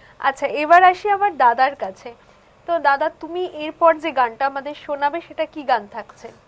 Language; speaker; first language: Bangla; native; Bangla